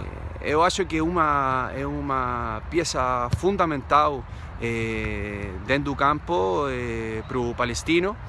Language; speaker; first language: Portuguese; non-native, fluent; Spanish